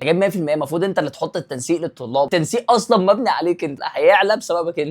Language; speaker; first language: Arabic; native; Arabic